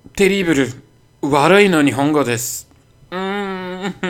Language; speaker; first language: Japanese; non-native, fluent; Portuguese